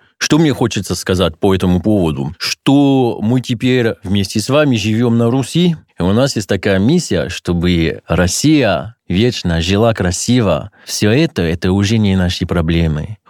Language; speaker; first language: Russian; non-native, fluent; French